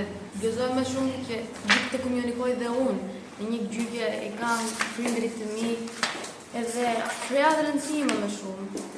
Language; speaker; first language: Albanian; early bilingual, heritage; Albanian